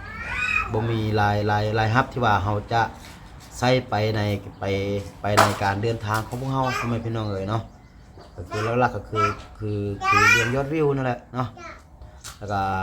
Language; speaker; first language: Thai; non-native, local second language; Lao